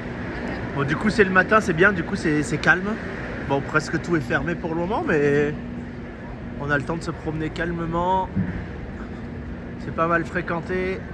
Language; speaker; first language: French; native; French